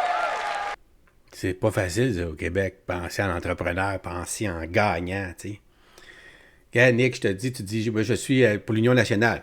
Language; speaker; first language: French; native; French